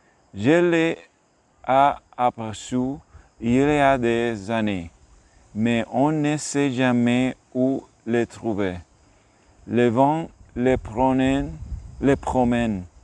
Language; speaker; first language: French; non-native, learner; English